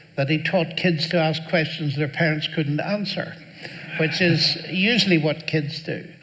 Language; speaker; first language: English; native; English